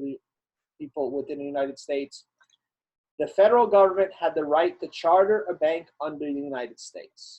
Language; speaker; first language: English; native; English